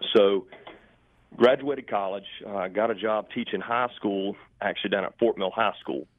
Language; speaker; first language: English; native; English